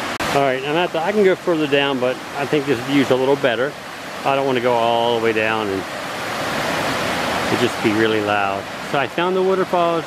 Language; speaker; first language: English; native; English